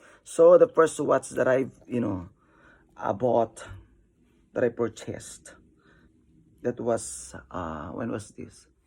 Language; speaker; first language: English; non-native, local second language; Filipino